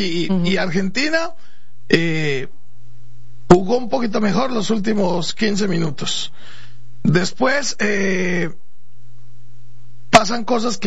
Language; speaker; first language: Spanish; native; Spanish